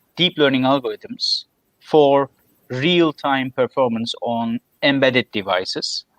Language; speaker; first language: English; non-native, fluent; Turkish